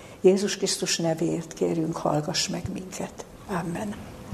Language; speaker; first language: Hungarian; native; Hungarian